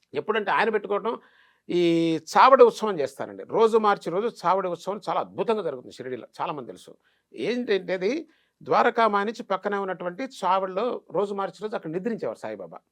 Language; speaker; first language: Telugu; native; Telugu